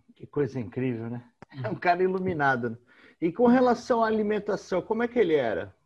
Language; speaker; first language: Portuguese; native; Portuguese